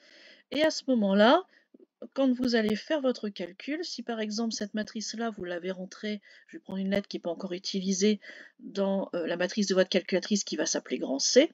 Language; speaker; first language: French; native; French